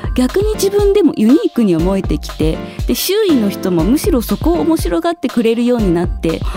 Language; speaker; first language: Japanese; native; Japanese